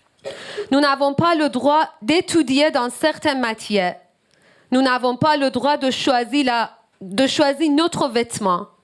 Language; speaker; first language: French; non-native, learner; Persian